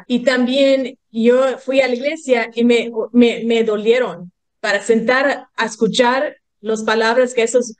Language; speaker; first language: Spanish; early bilingual, heritage; English